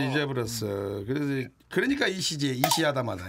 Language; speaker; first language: Korean; native; Korean